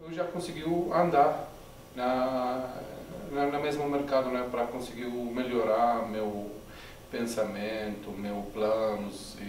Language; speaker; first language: Portuguese; non-native, learner; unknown